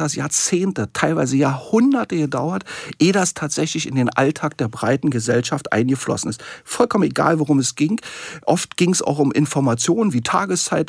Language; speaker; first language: German; native; German